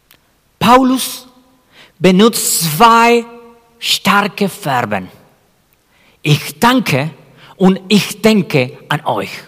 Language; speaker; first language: German; non-native, fluent; Spanish